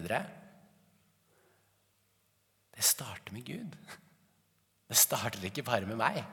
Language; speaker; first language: Norwegian; native; Norwegian